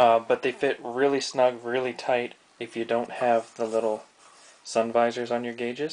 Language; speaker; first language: English; native; English